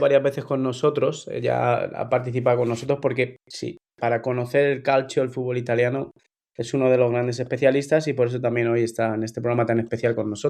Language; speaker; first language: Spanish; native; Spanish